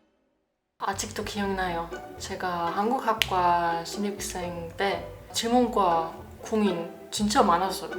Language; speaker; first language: Korean; non-native, learner; German